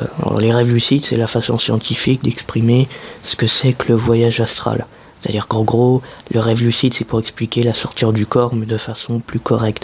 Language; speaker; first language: French; native; French